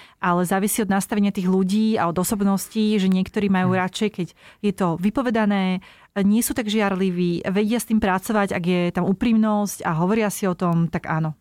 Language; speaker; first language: Slovak; native; Slovak